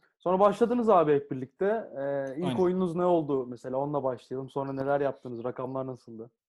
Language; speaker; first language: Turkish; native; Turkish